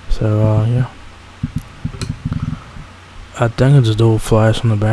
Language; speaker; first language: English; native; English